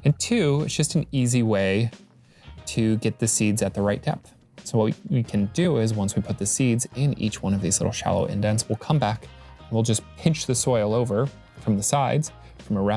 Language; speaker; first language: English; native; English